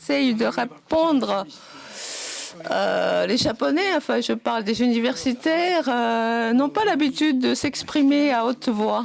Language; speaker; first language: French; non-native, fluent; Japanese